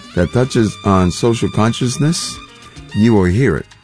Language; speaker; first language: English; non-native, local second language; Spanish